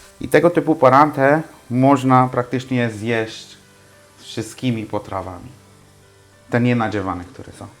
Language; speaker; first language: Polish; non-native, fluent; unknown